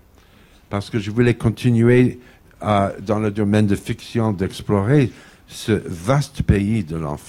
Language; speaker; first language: French; non-native, fluent; English